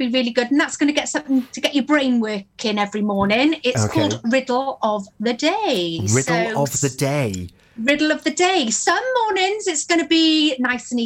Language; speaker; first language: English; native; English